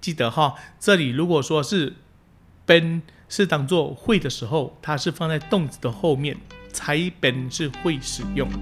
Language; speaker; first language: Chinese; early bilingual, heritage; Chinese